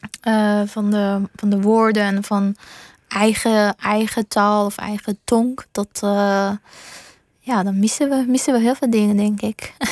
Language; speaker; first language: Dutch; non-native, fluent; Persian